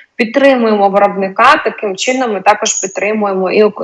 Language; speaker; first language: Ukrainian; non-native, local second language; Russian